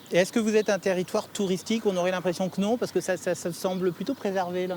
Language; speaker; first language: French; native; French